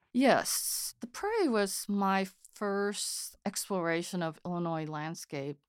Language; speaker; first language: English; non-native, fluent; Korean